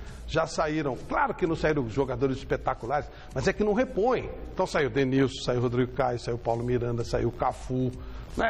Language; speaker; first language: Portuguese; native; Portuguese